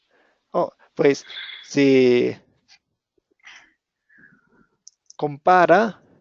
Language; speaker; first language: Spanish; non-native, fluent; English